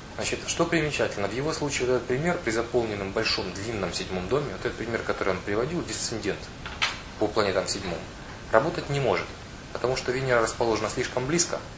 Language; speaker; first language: Russian; non-native, local second language; Ukrainian